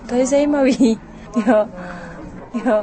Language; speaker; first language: Czech; non-native, fluent; Mongolian